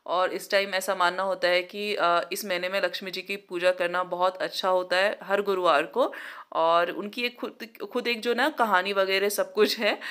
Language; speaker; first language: Hindi; non-native, local second language; Marathi